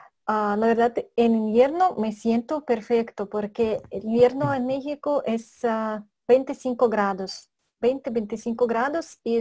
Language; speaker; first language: Spanish; non-native, fluent; Russian